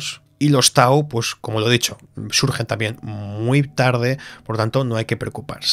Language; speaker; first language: Spanish; native; Spanish